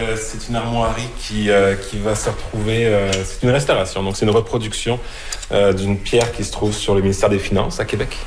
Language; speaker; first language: French; native; French